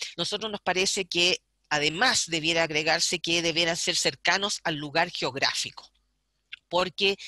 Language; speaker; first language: Spanish; native; Spanish